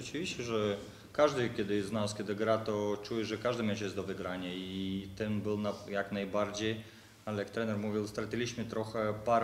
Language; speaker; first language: Polish; non-native, fluent; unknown